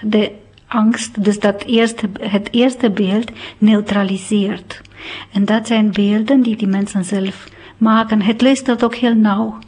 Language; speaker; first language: Dutch; non-native, fluent; Romanian